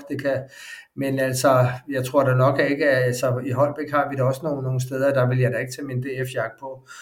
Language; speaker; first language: Danish; native; Danish